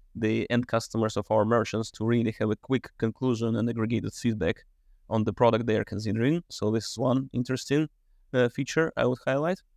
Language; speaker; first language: English; non-native, fluent; Russian